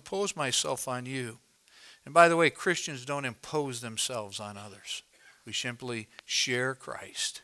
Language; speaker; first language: English; native; English